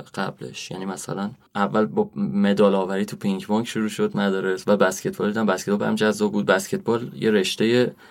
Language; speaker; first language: Persian; native; Persian